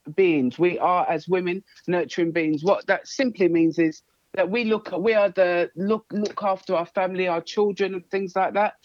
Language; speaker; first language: English; native; English